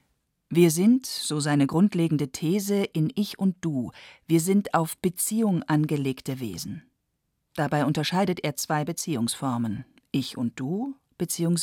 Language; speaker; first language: German; native; German